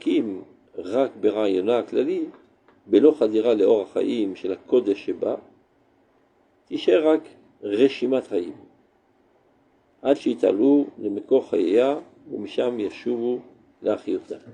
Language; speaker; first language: Hebrew; non-native, fluent; French